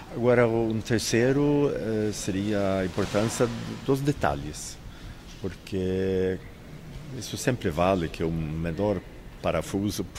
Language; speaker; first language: Portuguese; non-native, fluent; Swedish